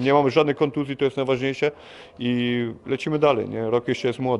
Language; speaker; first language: Polish; early bilingual, heritage; Polish